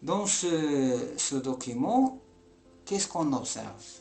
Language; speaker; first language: French; non-native, local second language; Arabic